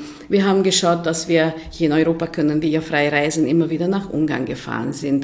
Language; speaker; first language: German; non-native, fluent; Hungarian